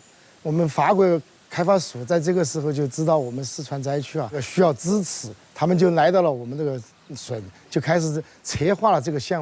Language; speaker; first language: Chinese; native; Chinese